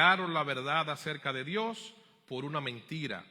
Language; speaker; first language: Spanish; native; Spanish